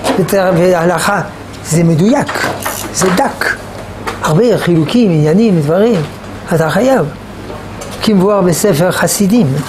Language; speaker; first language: Hebrew; non-native, fluent; French